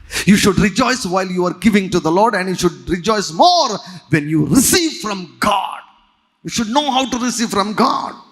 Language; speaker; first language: English; non-native, local second language; Telugu